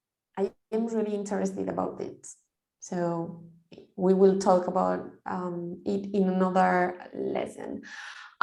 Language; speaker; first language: English; non-native, fluent; Spanish